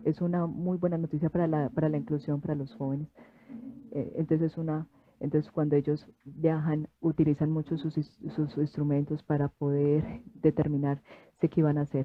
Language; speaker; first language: Spanish; non-native, fluent; French